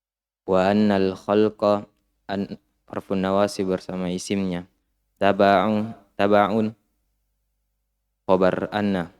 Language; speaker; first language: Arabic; non-native, learner; Indonesian